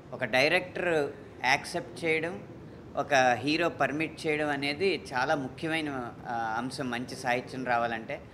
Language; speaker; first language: Telugu; native; Telugu